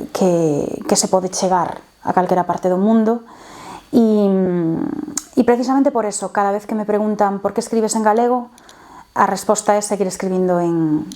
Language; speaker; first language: Galician; non-native, local second language; Spanish